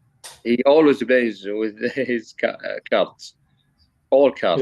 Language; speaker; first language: English; non-native, learner; Arabic